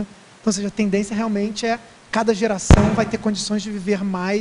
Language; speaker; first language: Portuguese; native; Portuguese